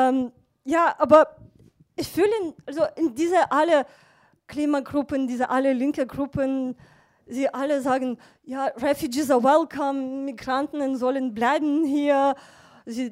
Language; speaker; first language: German; non-native, fluent; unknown